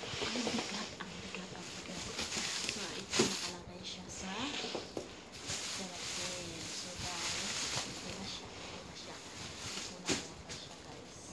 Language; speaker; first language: Filipino; non-native, local second language; Cebuano